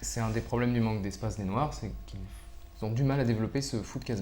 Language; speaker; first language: French; native; French